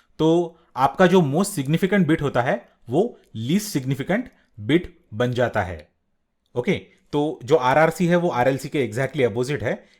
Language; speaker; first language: Hindi; non-native, local second language; Marathi